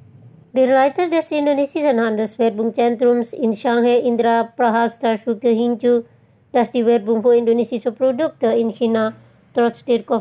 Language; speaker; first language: German; non-native, fluent; Indonesian